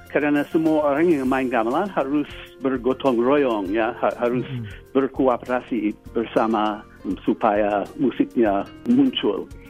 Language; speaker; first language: Indonesian; non-native, fluent; English